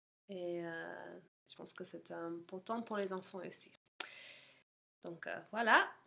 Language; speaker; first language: French; non-native, fluent; English